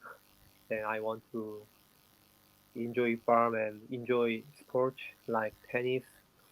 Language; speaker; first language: English; non-native, learner; Korean